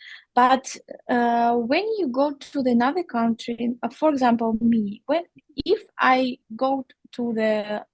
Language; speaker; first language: English; non-native, learner; Russian